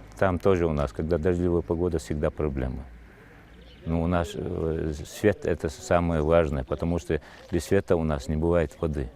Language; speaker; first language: Russian; non-native, local second language; Ingush